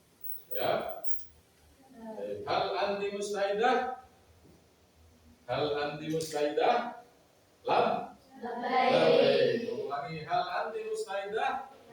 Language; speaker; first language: Arabic; non-native, fluent; Indonesian